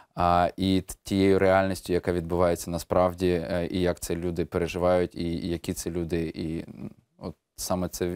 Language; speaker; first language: Ukrainian; native; Ukrainian